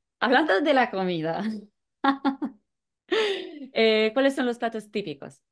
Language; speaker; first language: Spanish; non-native, fluent; Polish